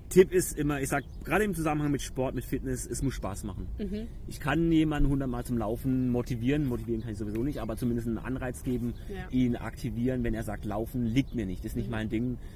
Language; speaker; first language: German; native; German